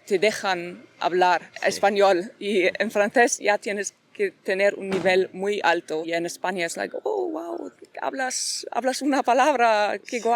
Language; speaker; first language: Spanish; non-native, fluent; French